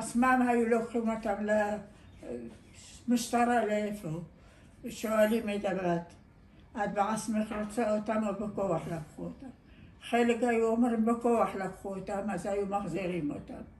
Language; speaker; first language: Hebrew; non-native, learner; Aramaic